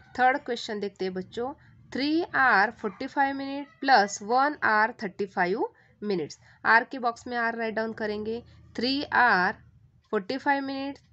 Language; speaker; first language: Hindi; non-native, local second language; Marathi